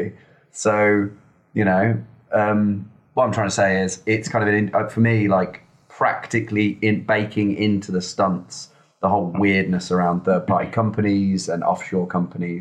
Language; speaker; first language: English; native; English